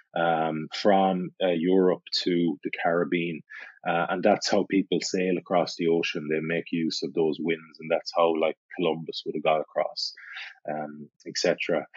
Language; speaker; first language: English; native; English